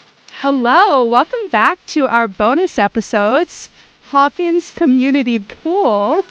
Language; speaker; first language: English; native; English